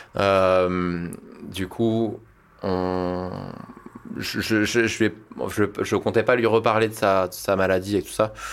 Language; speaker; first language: French; native; French